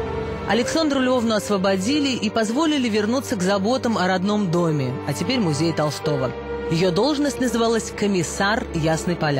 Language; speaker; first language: Russian; native; Russian